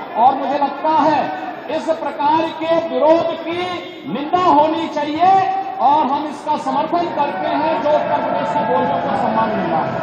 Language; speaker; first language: Hindi; native; Hindi